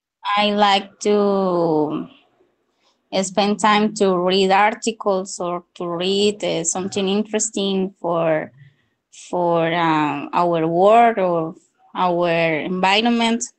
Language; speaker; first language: English; non-native, learner; Spanish